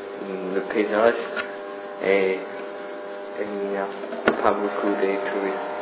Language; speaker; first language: French; non-native, learner; English